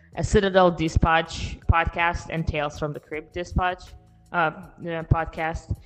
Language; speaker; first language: English; non-native, fluent; Russian